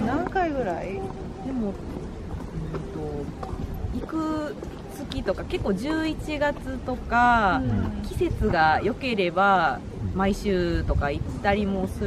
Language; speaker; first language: Japanese; native; Japanese